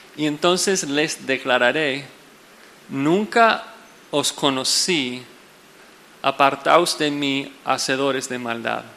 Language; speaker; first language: Spanish; non-native, fluent; English